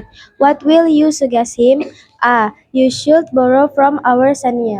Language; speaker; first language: English; non-native, learner; Indonesian